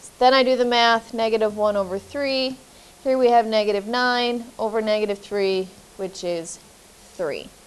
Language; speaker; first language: English; native; English